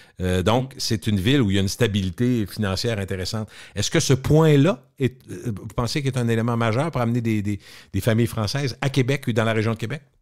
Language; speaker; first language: French; native; French